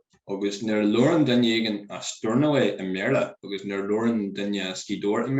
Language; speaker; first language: Irish; non-native, local second language; English